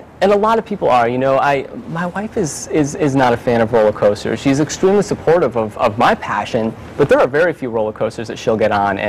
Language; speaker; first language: English; native; English